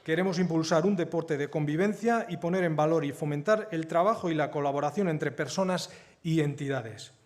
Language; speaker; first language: Spanish; native; Spanish